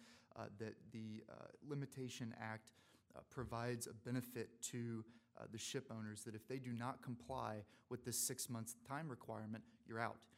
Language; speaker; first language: English; native; English